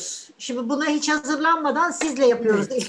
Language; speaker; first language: Turkish; native; Turkish